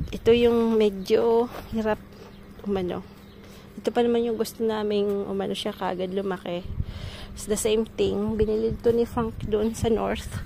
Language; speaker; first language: Filipino; native; Filipino